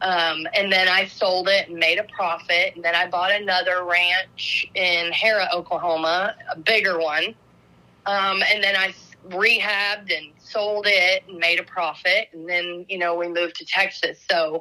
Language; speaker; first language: English; native; English